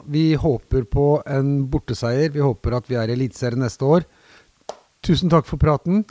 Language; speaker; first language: Norwegian; native; Norwegian